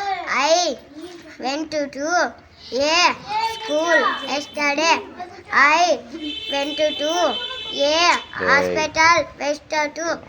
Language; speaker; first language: English; non-native, learner; Telugu